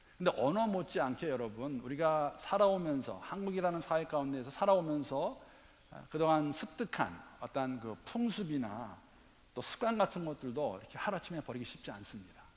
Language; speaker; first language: Korean; native; Korean